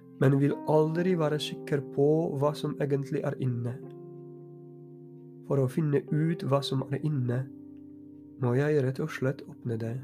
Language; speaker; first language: Norwegian; non-native, fluent; Polish